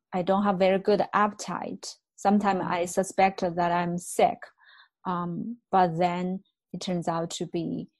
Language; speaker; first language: English; non-native, fluent; Chinese